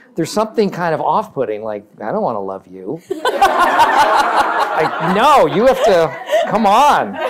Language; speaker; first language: English; native; English